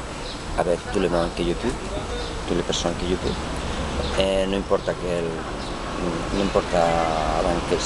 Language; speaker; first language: French; non-native, learner; Spanish